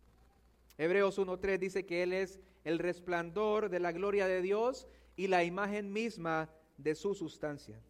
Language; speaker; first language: Spanish; native; Spanish